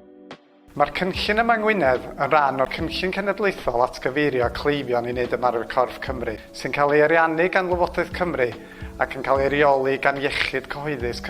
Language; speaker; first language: Welsh; native; Welsh